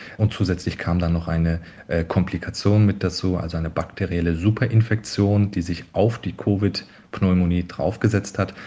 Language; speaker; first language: German; early bilingual, other home language; Turkish